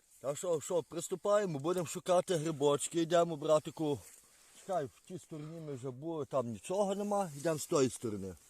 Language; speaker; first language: Ukrainian; native; Ukrainian